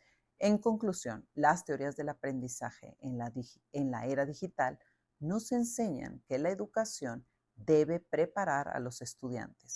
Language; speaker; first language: Spanish; native; Spanish